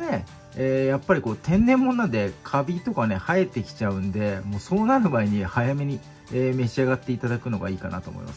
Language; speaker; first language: Japanese; native; Japanese